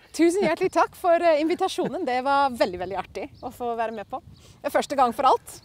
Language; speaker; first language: Norwegian; non-native, fluent; English